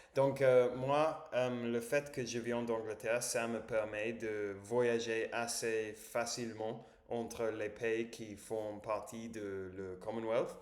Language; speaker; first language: French; non-native, learner; English